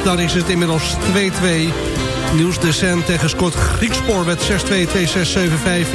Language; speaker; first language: Dutch; native; Dutch